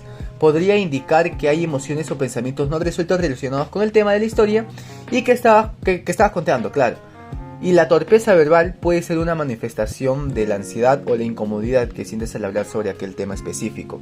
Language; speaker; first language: Spanish; native; Spanish